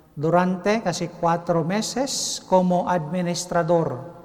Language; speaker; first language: Spanish; non-native, learner; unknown